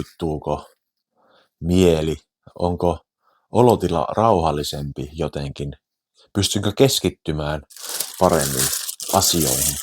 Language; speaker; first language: Finnish; native; Finnish